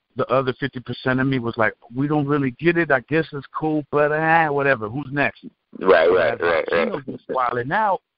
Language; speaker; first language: English; native; English